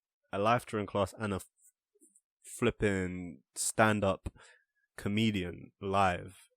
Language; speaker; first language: English; native; English